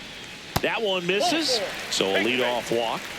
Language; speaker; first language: English; native; English